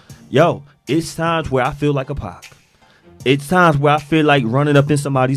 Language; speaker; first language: English; native; English